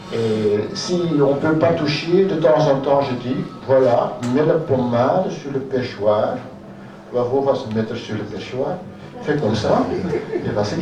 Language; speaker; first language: French; non-native, local second language; Dutch